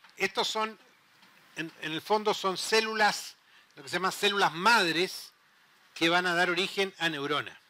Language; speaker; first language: Spanish; native; Spanish